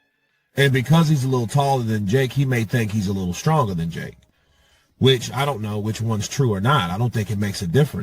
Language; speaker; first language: English; native; English